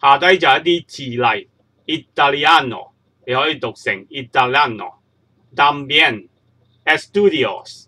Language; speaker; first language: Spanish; non-native, learner; Cantonese